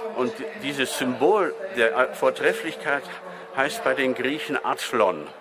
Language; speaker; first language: German; native; German